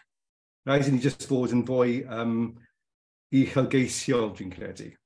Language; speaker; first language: Welsh; non-native, local second language; English